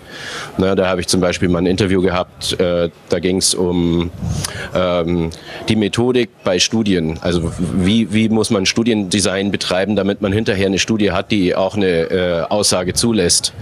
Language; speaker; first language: German; native; German